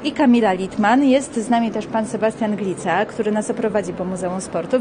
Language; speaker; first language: Polish; native; Polish